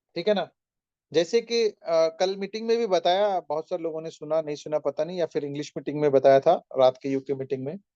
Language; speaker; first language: Hindi; non-native, local second language; Marathi